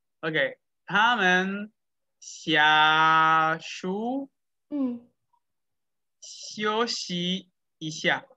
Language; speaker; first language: Chinese; non-native, learner; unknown